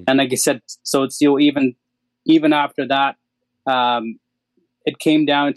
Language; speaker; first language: English; native; English